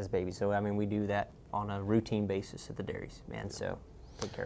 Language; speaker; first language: English; native; English